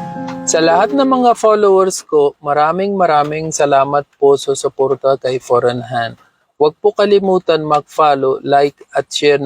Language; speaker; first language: Filipino; non-native, learner; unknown